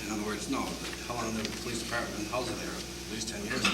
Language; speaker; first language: English; native; English